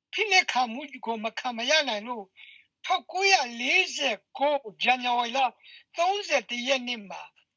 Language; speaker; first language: Burmese; non-native, local second language; S'gaw Karen